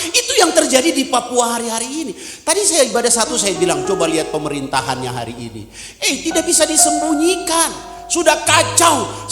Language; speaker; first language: Indonesian; native; Indonesian